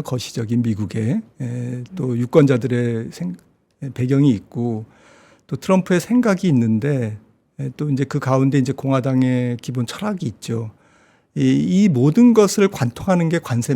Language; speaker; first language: Korean; native; Korean